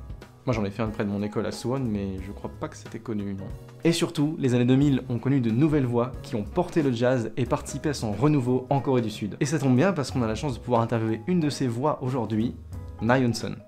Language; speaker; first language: French; native; French